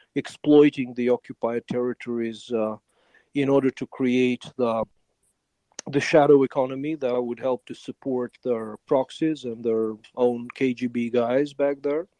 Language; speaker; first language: English; non-native, fluent; Ukrainian